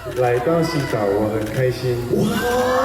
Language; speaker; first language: Chinese; non-native, learner; Thai